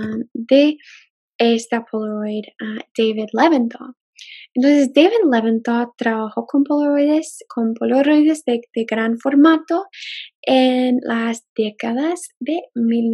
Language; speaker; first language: Spanish; non-native, fluent; English